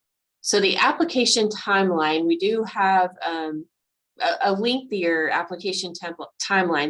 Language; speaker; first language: English; native; English